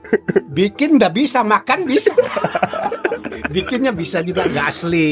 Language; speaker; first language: Indonesian; non-native, local second language; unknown